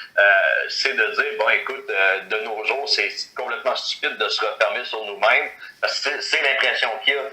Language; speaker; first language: French; native; French